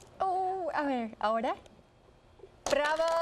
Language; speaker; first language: Spanish; non-native, fluent; English